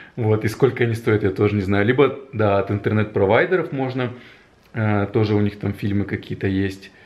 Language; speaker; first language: Russian; native; Russian